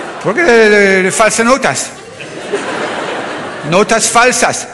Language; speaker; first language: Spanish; non-native, learner; French